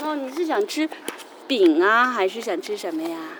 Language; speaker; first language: Chinese; native; Chinese